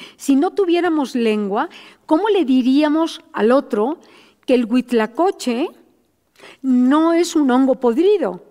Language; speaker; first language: Spanish; native; Spanish